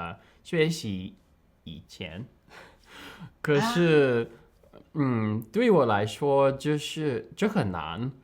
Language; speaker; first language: Chinese; non-native, learner; English